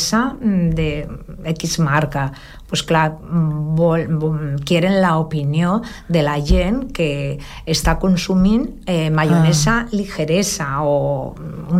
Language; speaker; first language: Catalan; non-native, local second language; Spanish